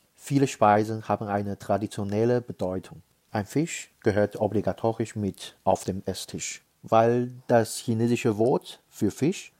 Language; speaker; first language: German; non-native, fluent; Chinese